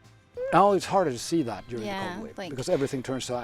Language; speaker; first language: English; non-native, fluent; Swedish